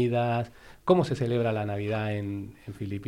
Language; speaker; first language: Spanish; native; Spanish